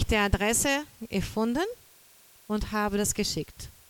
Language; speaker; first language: German; non-native, fluent; Portuguese